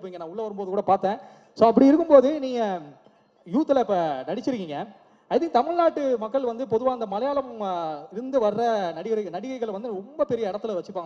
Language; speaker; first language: Tamil; native; Tamil